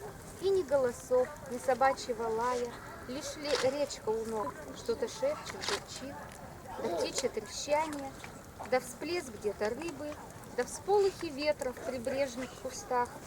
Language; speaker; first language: Russian; native; Russian